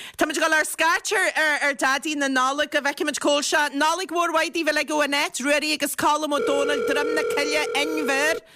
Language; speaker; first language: Irish; native; Irish